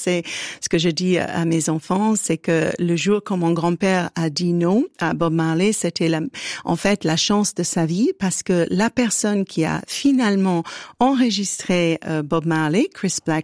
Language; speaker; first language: French; non-native, fluent; English